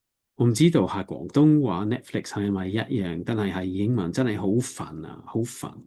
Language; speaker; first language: Cantonese; non-native, learner; English